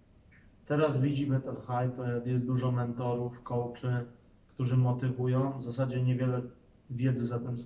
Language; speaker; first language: Polish; native; Polish